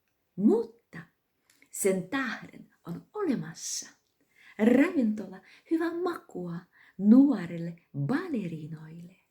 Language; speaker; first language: Finnish; non-native, learner; Russian